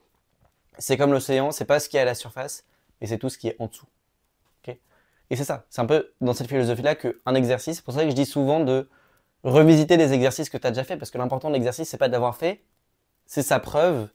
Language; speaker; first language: French; native; French